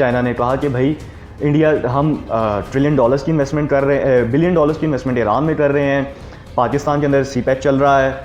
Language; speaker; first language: Urdu; non-native, local second language; Punjabi